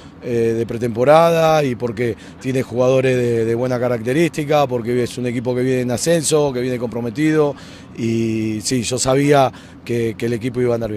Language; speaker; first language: Spanish; native; Spanish